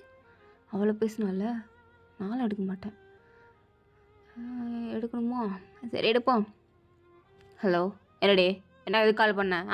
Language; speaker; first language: Tamil; native; Tamil